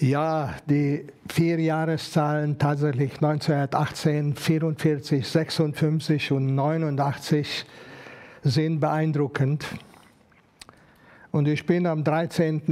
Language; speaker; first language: German; non-native, fluent; Hungarian